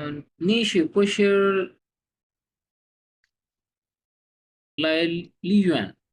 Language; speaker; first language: Chinese; non-native, learner; Urdu